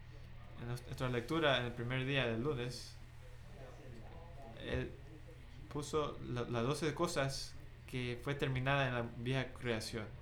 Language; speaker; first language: Spanish; non-native, fluent; English